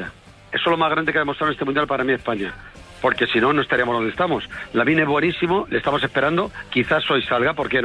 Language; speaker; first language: Spanish; native; Spanish